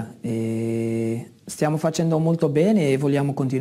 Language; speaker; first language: Italian; non-native, fluent; Dutch